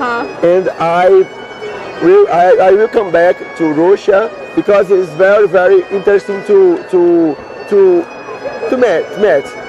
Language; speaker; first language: English; non-native, learner; Portuguese